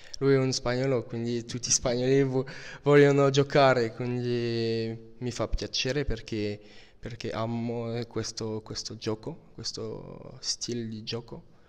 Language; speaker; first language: Italian; non-native, learner; French